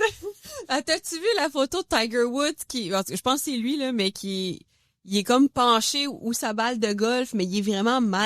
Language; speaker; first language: French; native; French